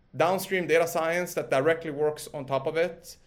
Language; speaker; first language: English; early bilingual, other home language; Swedish